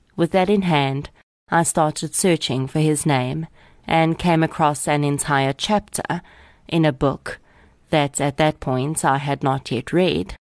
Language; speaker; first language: English; native; English